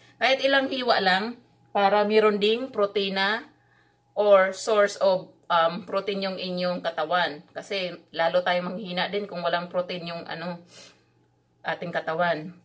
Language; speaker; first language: Filipino; non-native, local second language; Cebuano